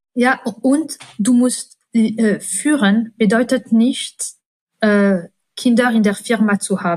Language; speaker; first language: German; non-native, fluent; French